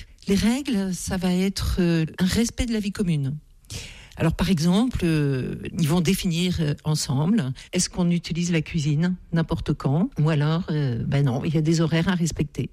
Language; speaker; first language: French; native; French